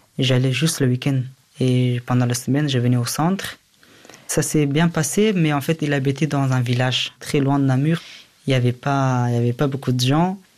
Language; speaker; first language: French; early bilingual, other home language; Persian